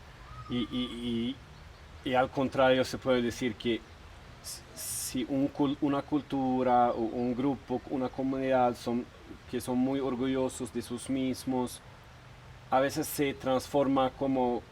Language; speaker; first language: Spanish; non-native, fluent; Swedish